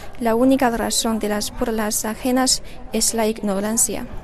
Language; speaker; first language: Spanish; non-native, learner; Chinese